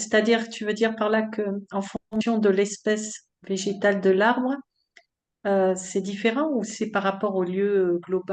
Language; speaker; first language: French; native; French